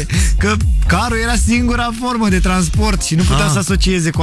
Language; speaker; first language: Romanian; native; Romanian